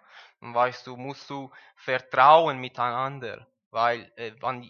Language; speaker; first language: German; non-native, learner; Persian